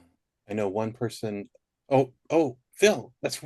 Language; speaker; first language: English; native; English